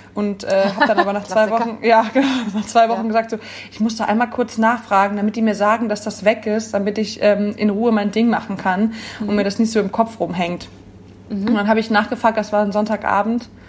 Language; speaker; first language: German; native; German